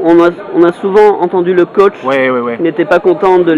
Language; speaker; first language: French; native; French